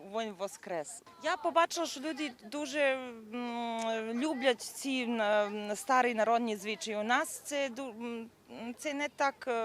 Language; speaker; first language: Ukrainian; non-native, learner; Serbian